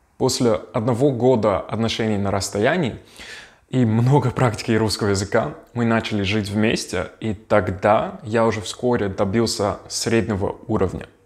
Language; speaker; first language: Russian; non-native, fluent; Dutch